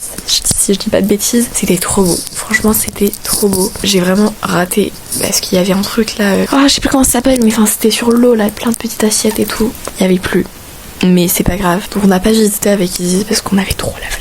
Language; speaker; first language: French; native; French